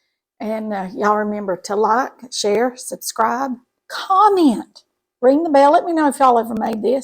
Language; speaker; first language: English; native; English